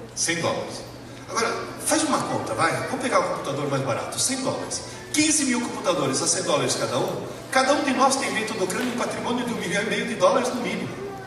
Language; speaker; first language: Portuguese; early bilingual, other home language; Italian